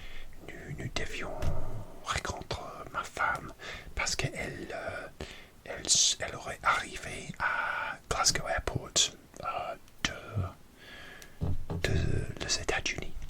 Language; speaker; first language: French; non-native, learner; English